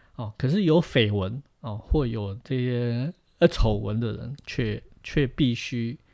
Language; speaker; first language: Chinese; native; Chinese